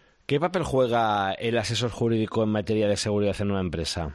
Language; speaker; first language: Spanish; native; Spanish